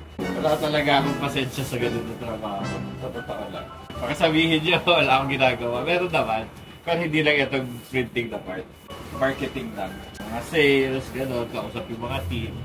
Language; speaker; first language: Filipino; non-native, local second language; Hiligaynon